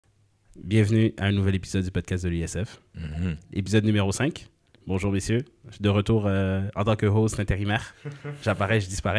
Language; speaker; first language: French; native; French